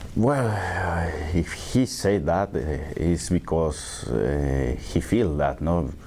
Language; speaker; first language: English; non-native, learner; Spanish